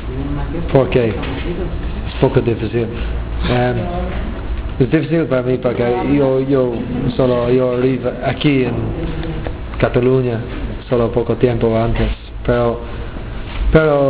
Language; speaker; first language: Spanish; non-native, learner; English